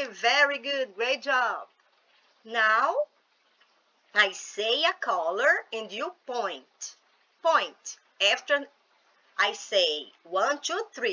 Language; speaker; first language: English; non-native, fluent; Portuguese